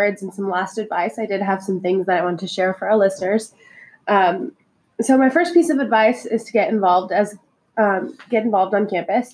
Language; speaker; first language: English; non-native, fluent; Czech